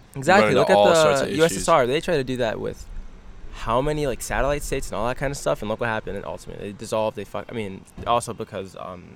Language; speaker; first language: English; early bilingual, other home language; Amharic